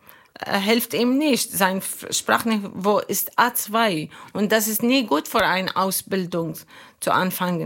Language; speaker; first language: German; non-native, fluent; Arabic